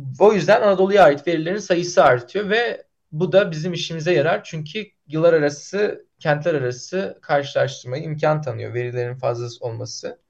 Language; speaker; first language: Turkish; native; Turkish